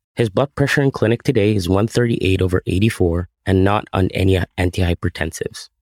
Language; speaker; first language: English; non-native, fluent; Arabic